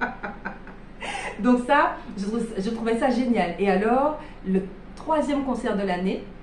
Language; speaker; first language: French; native; French